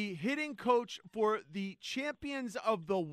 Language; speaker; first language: English; native; English